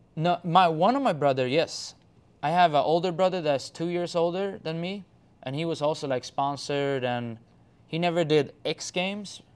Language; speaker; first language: English; non-native, fluent; Swedish